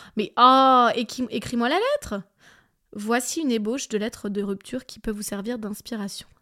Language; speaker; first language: French; early bilingual, other home language; English